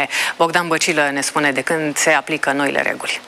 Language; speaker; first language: Romanian; native; Romanian